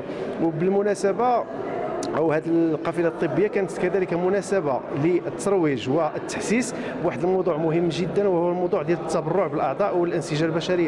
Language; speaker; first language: Arabic; native; Arabic